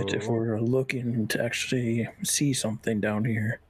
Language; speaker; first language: English; native; English